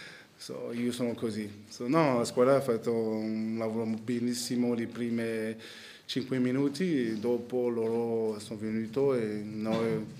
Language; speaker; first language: Italian; non-native, learner; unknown